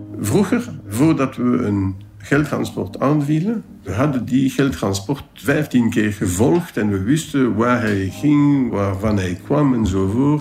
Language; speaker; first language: Dutch; non-native, local second language; French